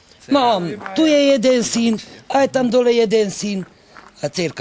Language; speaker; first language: Slovak; non-native, local second language; Hungarian